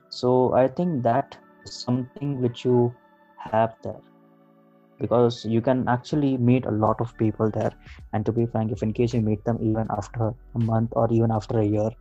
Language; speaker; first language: English; non-native, local second language; Hindi